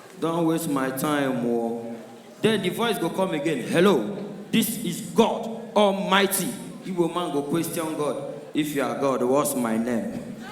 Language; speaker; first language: Nigerian Pidgin; non-native, local second language; Igbo